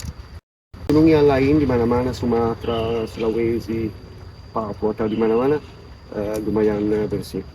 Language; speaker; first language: Indonesian; non-native, fluent; Italian